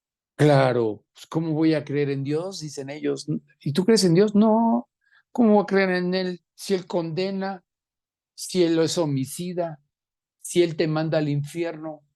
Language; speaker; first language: Spanish; native; Spanish